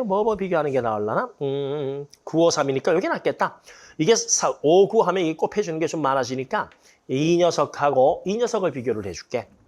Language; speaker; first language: Korean; native; Korean